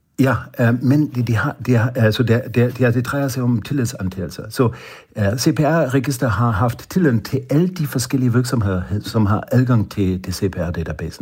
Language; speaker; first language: Danish; non-native, fluent; German